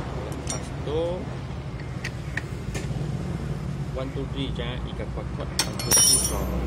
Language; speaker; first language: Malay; non-native, local second language; Chinese